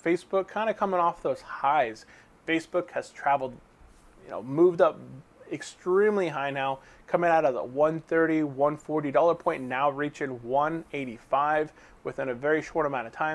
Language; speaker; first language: English; native; English